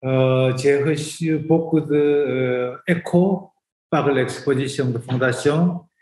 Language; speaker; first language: French; non-native, fluent; Korean